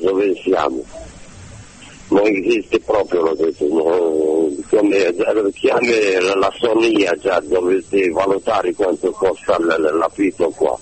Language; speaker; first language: Italian; non-native, learner; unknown